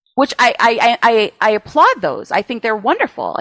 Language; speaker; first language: English; early bilingual, other home language; Spanish